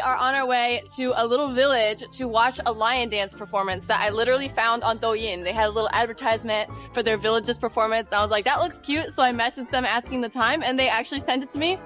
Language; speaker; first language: English; native; English